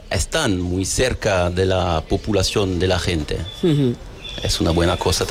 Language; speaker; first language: Spanish; non-native, learner; French